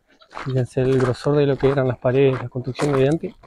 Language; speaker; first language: Spanish; native; Spanish